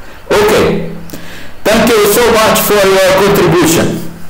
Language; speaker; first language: English; non-native, learner; Portuguese